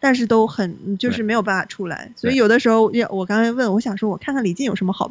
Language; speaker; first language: Chinese; native; Chinese